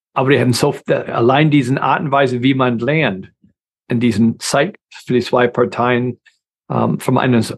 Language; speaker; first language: German; non-native, fluent; English